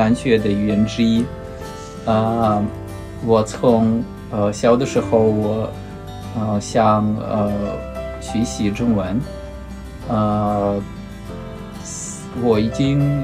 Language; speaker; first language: Chinese; non-native, learner; Russian